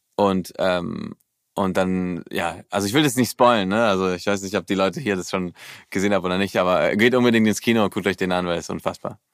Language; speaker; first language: German; early bilingual, heritage; German